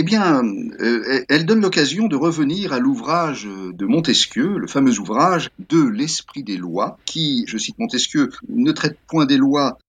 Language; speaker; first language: French; native; French